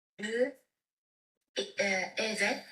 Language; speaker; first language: French; non-native, learner; Vietnamese